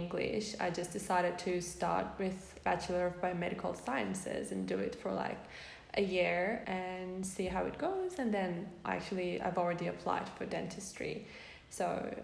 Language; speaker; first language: English; non-native, fluent; Persian